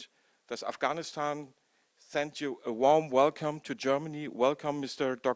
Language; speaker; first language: English; non-native, learner; German